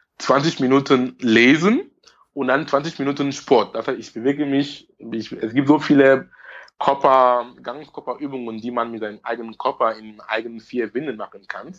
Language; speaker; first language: German; non-native, fluent; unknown